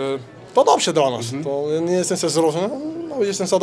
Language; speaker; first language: Polish; non-native, learner; Spanish